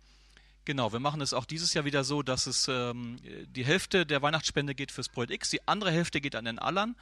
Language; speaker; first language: German; native; German